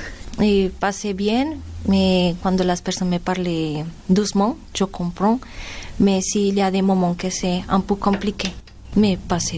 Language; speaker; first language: French; non-native, learner; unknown